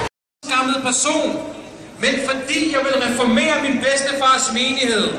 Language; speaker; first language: Danish; early bilingual, other home language; Arabic